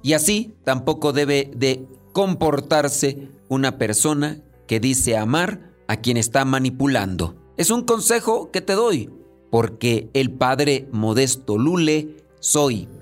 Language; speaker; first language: Spanish; native; Spanish